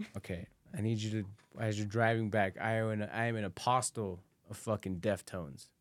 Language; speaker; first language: English; early bilingual, other home language; Spanish